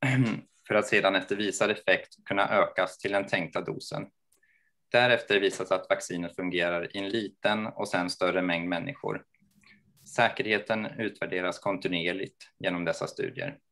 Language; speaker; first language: Swedish; native; Swedish